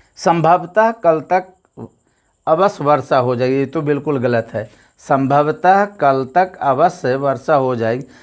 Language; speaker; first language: Hindi; native; Hindi